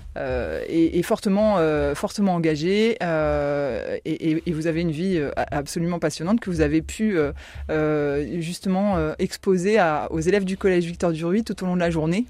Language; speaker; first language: French; native; French